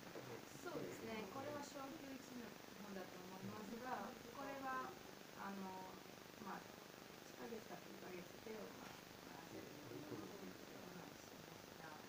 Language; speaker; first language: Japanese; non-native, fluent; Armenian